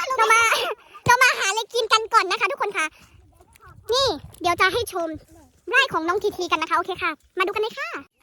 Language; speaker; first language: Thai; non-native, local second language; Karen languages